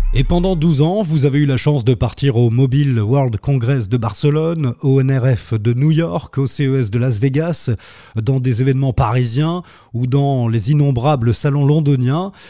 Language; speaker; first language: French; native; French